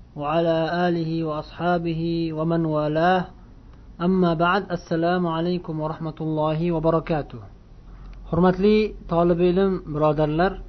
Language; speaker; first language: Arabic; non-native, fluent; Uzbek